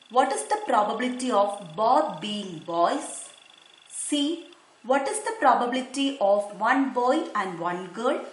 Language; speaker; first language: English; non-native, local second language; Malayalam